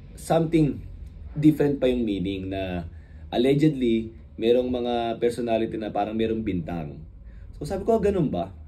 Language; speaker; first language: Filipino; native; Filipino